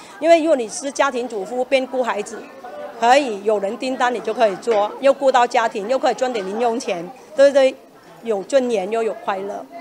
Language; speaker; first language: Chinese; early bilingual, heritage; Chinese